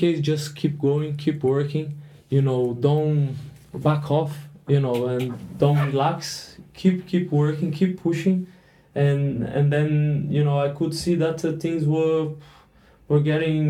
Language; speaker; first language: English; non-native, fluent; Portuguese